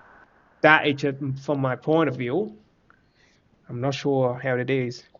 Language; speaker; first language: English; non-native, fluent; Vietnamese